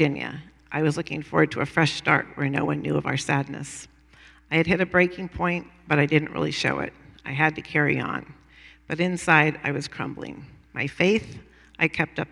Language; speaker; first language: English; native; English